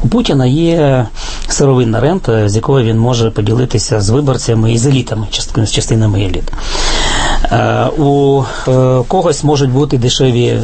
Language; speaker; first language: Ukrainian; native; Ukrainian